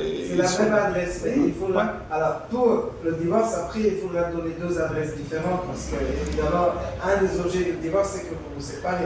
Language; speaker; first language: French; native; French